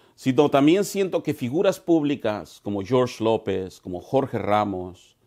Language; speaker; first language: Spanish; native; Spanish